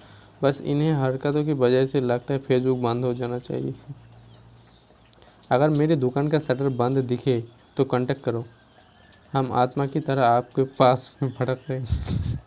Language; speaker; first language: Hindi; non-native, local second language; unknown